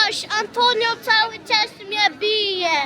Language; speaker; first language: Polish; early bilingual, heritage; English